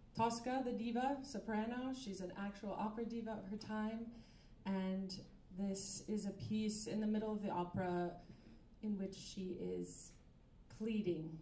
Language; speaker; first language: English; native; English